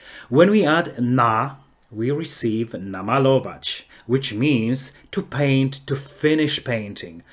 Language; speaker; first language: English; non-native, fluent; Polish